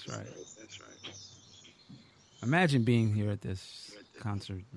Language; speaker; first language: English; native; English